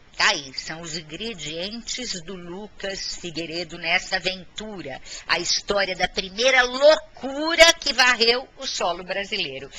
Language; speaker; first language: Portuguese; native; Portuguese